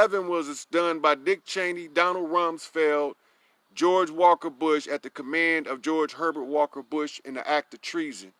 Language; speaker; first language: English; native; English